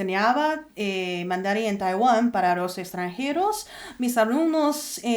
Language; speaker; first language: Spanish; non-native, learner; Chinese